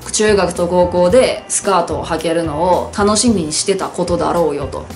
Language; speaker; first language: Japanese; native; Japanese